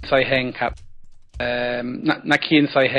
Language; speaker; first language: Thai; non-native, learner; English